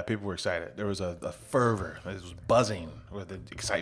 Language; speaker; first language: English; native; English